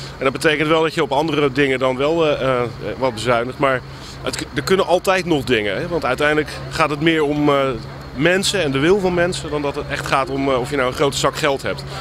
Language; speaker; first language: Dutch; native; Dutch